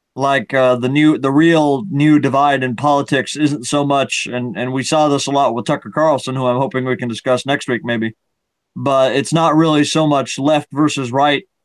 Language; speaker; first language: English; native; English